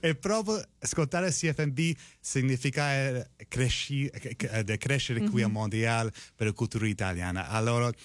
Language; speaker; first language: Italian; early bilingual, other home language; English